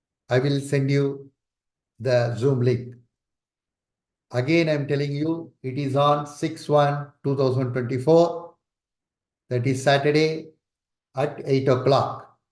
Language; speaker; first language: English; non-native, local second language; Tamil